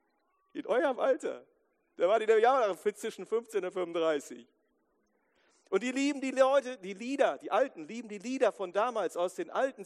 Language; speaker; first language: German; native; German